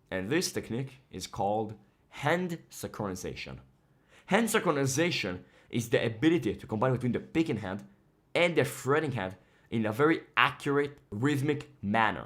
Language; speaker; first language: English; non-native, fluent; Hebrew